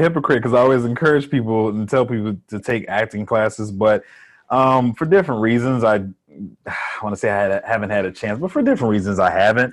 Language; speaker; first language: English; native; English